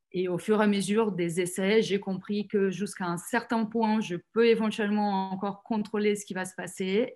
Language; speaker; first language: French; non-native, fluent; Portuguese